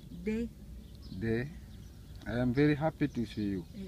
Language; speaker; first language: English; non-native, local second language; Wolof